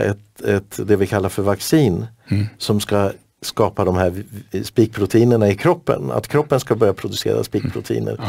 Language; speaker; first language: Swedish; native; Swedish